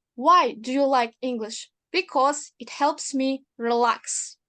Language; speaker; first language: English; non-native, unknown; Kazakh